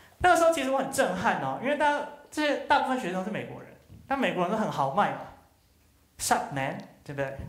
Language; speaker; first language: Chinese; native; Chinese